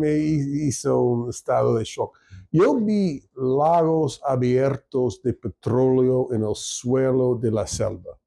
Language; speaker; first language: Spanish; non-native, fluent; English